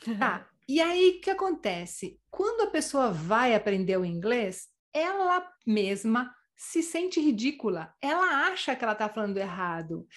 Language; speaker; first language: Portuguese; native; Portuguese